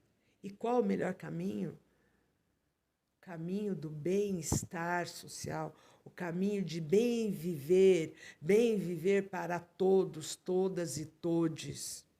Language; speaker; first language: Portuguese; native; Portuguese